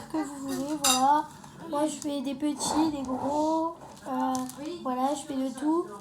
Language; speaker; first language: French; native; French